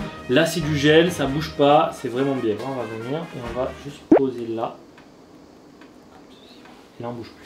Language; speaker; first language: French; native; French